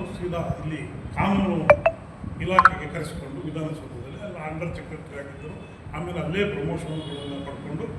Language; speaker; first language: Kannada; native; Kannada